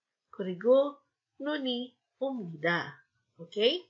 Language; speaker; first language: Korean; non-native, fluent; Filipino